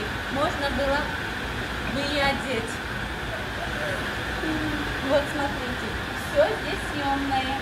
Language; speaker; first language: Russian; non-native, local second language; Tajik